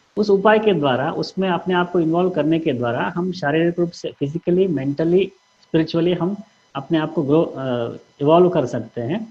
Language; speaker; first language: Hindi; non-native, local second language; Kannada